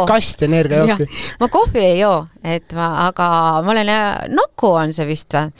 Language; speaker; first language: Estonian; native; Estonian